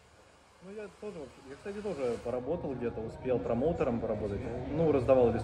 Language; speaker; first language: Russian; native; Russian